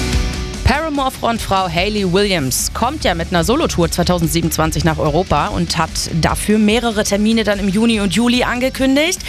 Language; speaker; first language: German; native; German